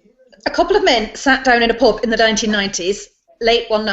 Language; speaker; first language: English; native; English